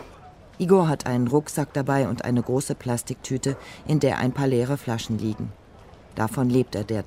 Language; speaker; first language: German; native; German